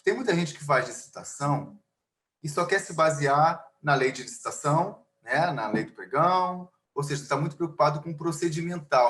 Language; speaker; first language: Portuguese; native; Portuguese